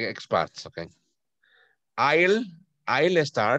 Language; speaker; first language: English; non-native, fluent; Spanish